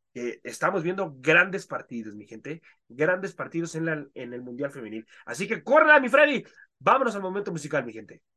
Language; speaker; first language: Spanish; native; Spanish